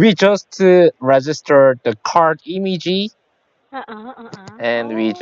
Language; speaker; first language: English; non-native, learner; Korean